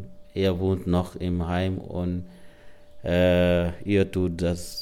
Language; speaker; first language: German; non-native, learner; Arabic